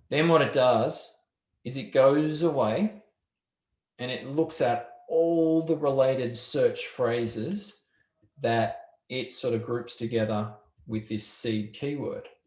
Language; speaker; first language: English; native; English